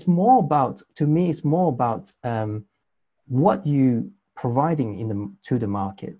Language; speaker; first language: English; non-native, local second language; Chinese